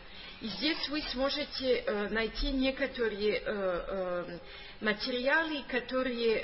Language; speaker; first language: Russian; non-native, fluent; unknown